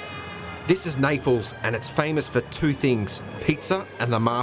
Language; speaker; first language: English; native; English